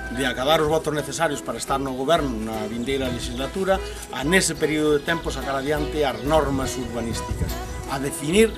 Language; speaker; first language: Galician; native; Galician